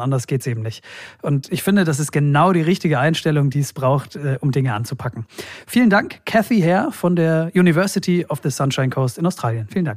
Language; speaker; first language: German; native; German